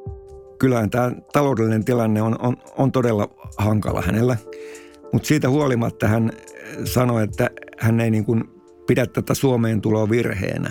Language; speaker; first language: Finnish; native; Finnish